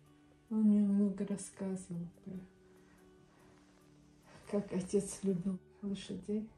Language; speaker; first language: Russian; non-native, local second language; Tajik